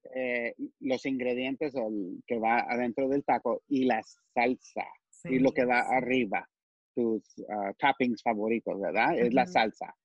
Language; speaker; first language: Spanish; early bilingual, heritage; Spanish